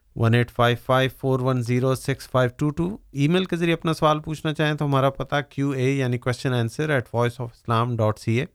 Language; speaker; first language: Urdu; native; Urdu